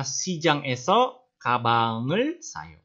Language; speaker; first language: Korean; non-native, fluent; Indonesian